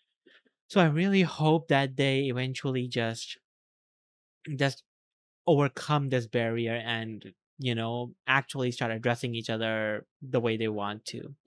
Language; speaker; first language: English; native; English